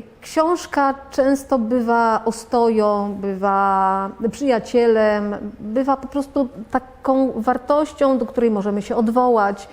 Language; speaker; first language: Polish; native; Polish